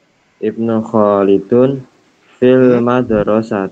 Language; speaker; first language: Arabic; non-native, learner; Indonesian